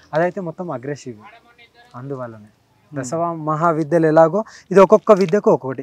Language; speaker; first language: Telugu; native; Telugu